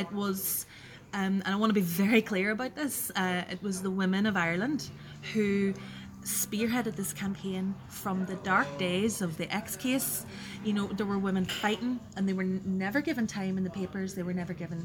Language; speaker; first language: English; native; English